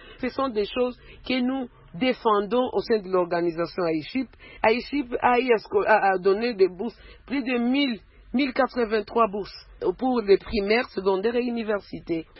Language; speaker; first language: French; non-native, local second language; Swahili